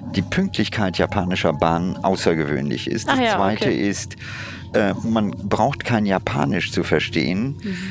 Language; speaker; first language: German; non-native, fluent; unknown